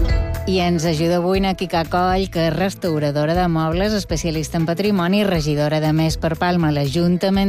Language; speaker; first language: Catalan; native; Catalan